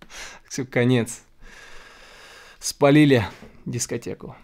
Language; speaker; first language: Russian; native; Russian